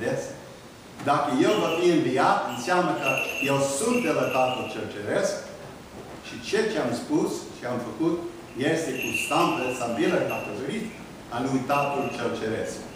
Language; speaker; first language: Romanian; early bilingual, heritage; Romanian